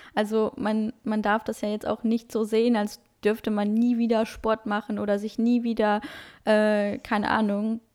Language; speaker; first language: German; non-native, local second language; Luxembourgish